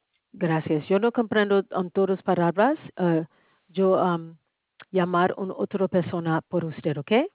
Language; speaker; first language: Spanish; non-native, learner; English